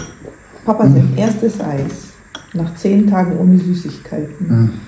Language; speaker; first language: German; non-native, learner; Filipino